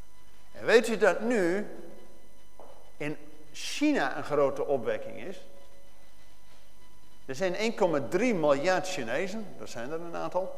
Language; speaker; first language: Dutch; native; Dutch